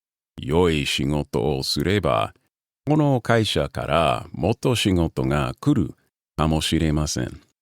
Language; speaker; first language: Japanese; non-native, learner; English